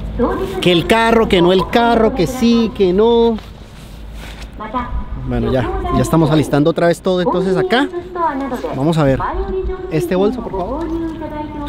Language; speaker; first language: Spanish; native; Spanish